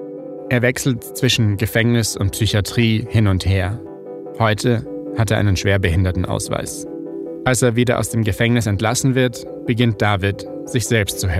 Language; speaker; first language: German; native; German